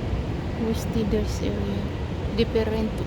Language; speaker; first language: English; non-native, learner; Filipino